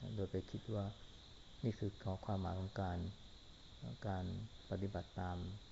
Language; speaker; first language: Thai; native; Thai